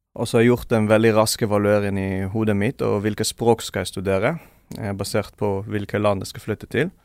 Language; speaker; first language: Norwegian; non-native, fluent; Hebrew